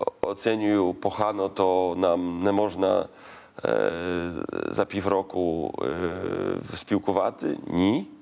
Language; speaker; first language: Ukrainian; non-native, learner; Polish